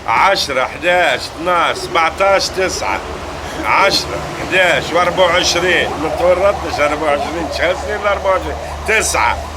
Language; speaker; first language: Arabic; native; Arabic